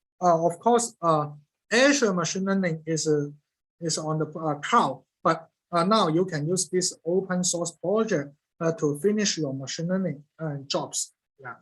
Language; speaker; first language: English; non-native, learner; Cantonese